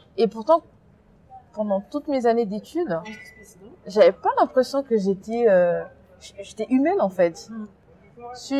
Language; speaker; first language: French; early bilingual, other home language; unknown